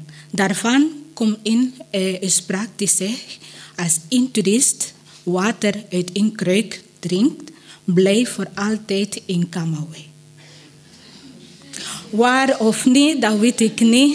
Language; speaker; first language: Dutch; non-native, learner; Spanish